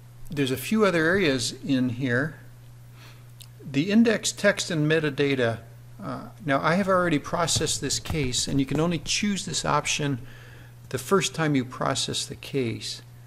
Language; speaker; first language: English; native; English